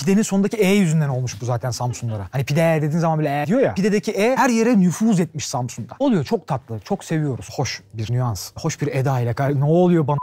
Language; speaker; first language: Turkish; native; Turkish